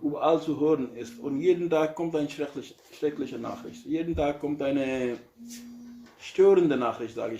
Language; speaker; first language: German; non-native, learner; Urdu